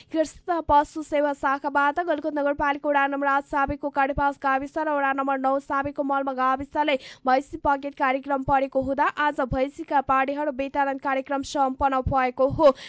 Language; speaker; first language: Nepali; native; Nepali